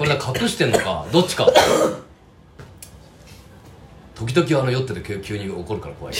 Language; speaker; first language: Japanese; native; Japanese